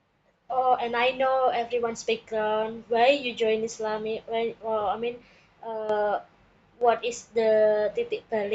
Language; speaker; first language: English; non-native, learner; Indonesian